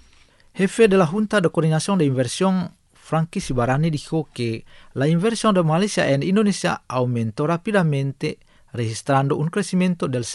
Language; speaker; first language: Spanish; non-native, fluent; Indonesian